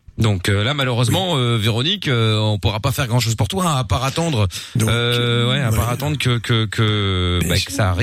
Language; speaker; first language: French; native; French